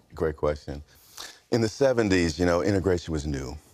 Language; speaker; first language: English; native; English